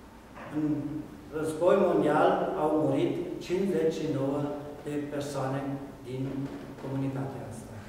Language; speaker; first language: Romanian; non-native, local second language; German